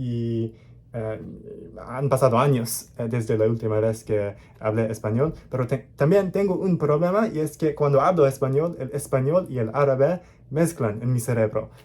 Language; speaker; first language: Spanish; non-native, learner; English